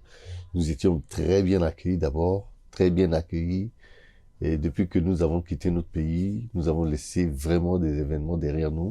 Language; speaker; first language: French; non-native, local second language; Sango